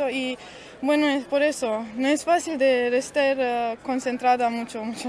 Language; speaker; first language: Spanish; non-native, learner; Romanian